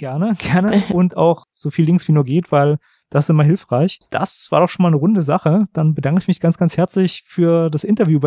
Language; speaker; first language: German; native; German